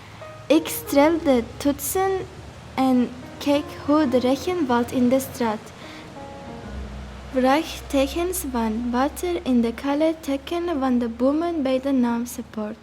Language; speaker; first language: Dutch; non-native, learner; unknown